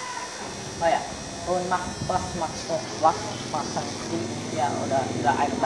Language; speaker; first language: German; non-native, learner; Indonesian